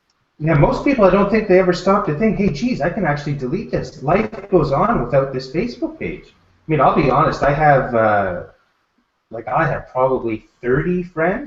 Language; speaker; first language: English; native; English